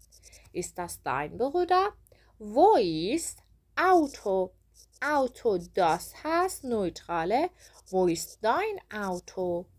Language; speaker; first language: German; non-native, fluent; Persian